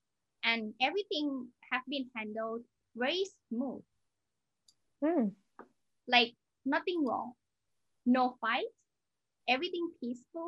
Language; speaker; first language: English; non-native, learner; Thai